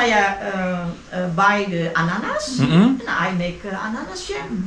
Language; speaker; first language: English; non-native, learner; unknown